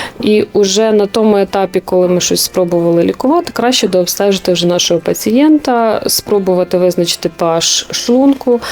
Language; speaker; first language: Ukrainian; native; Ukrainian